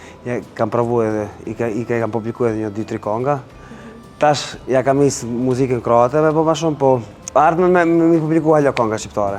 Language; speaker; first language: Albanian; early bilingual, heritage; Albanian